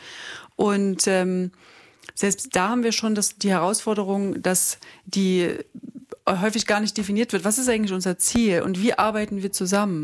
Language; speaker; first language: German; native; German